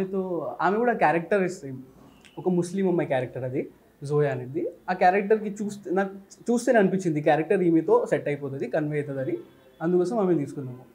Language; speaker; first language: Telugu; non-native, local second language; Hindi